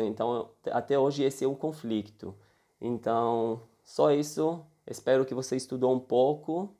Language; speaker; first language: Portuguese; early bilingual, heritage; Hebrew